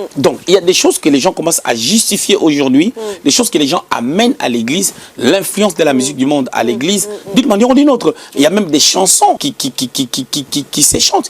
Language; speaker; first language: French; non-native, local second language; Lingala